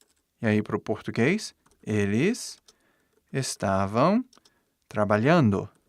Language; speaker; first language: Portuguese; non-native, fluent; English